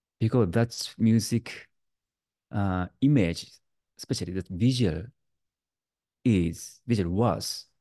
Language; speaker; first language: English; non-native, learner; Japanese